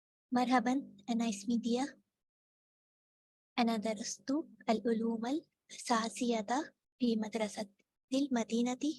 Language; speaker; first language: Arabic; non-native, learner; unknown